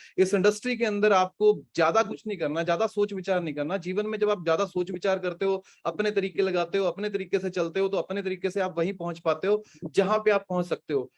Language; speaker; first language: Hindi; native; Hindi